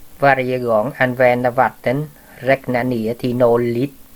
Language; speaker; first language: Swedish; non-native, learner; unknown